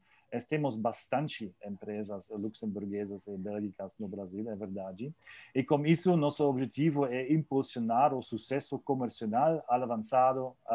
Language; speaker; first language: Portuguese; non-native, learner; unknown